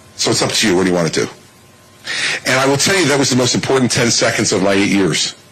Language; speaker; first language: English; native; English